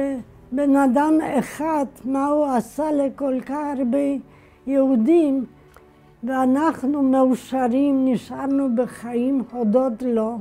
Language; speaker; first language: Hebrew; non-native, fluent; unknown